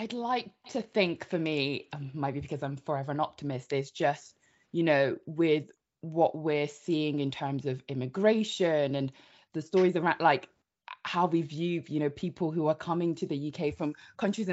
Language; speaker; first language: English; native; English